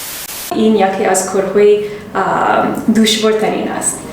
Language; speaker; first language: Persian; non-native, learner; English